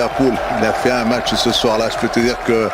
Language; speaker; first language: French; native; French